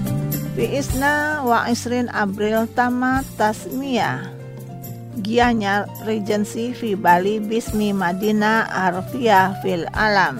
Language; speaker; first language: Arabic; non-native, learner; Indonesian